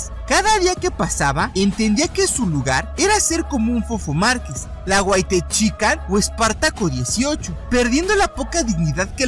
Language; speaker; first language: Spanish; native; Spanish